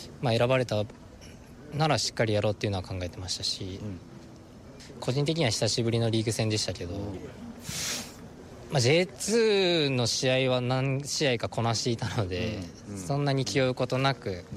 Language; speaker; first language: Japanese; native; Japanese